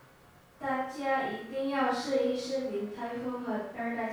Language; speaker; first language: Chinese; non-native, learner; Indonesian